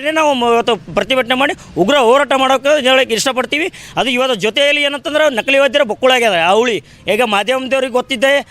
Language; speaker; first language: Kannada; native; Kannada